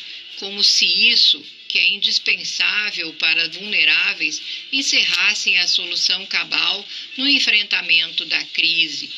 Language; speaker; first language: Portuguese; native; Portuguese